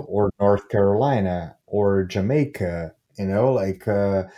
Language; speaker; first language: English; non-native, fluent; Portuguese